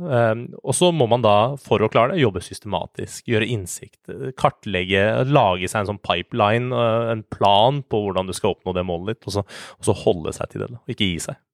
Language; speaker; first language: Norwegian; early bilingual, other home language; Persian